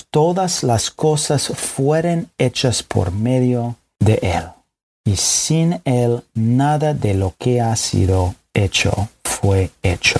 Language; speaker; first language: Spanish; non-native, fluent; English